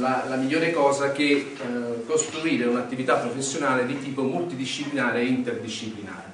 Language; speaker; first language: Italian; native; Italian